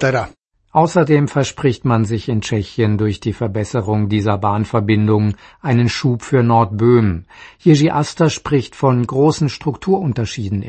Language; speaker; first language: German; native; German